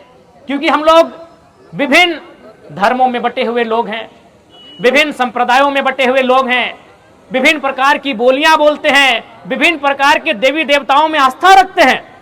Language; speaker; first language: Hindi; non-native, local second language; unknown